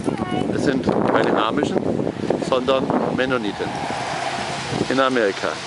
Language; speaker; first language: German; native; German